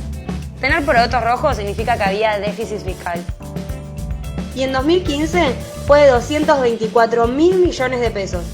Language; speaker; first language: Spanish; native; Spanish